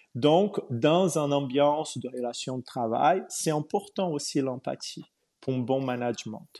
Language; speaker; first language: French; non-native, fluent; Portuguese